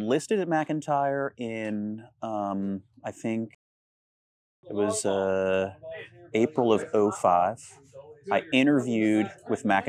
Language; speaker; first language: English; native; English